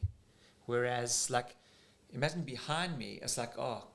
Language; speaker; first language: English; native; English